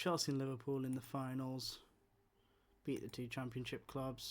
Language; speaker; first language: English; native; English